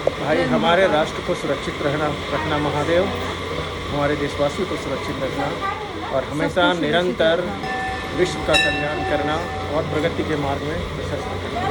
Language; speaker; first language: Hindi; native; Hindi